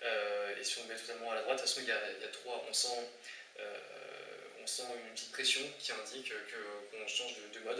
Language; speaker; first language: French; native; French